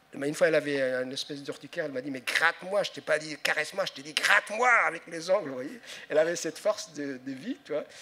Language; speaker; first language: French; non-native, local second language; Somali